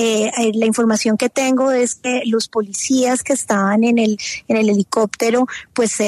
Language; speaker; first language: Spanish; native; Spanish